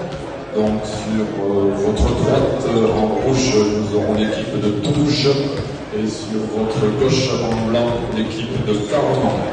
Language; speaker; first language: French; native; French